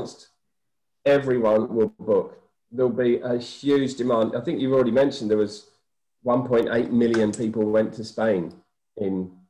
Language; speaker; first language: English; native; English